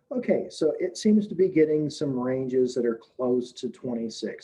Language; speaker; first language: English; native; English